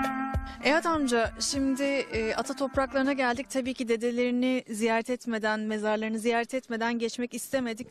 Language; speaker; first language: Turkish; native; Turkish